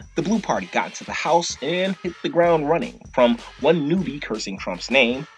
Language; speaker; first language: English; native; English